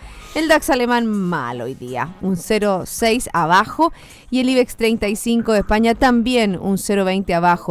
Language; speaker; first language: Spanish; native; Spanish